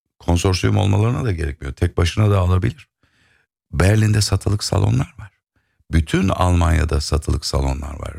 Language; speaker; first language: Turkish; native; Turkish